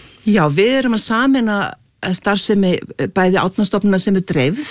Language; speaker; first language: Icelandic; native; Icelandic